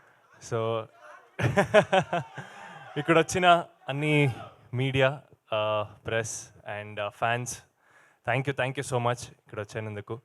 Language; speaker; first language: Telugu; non-native, learner; Kannada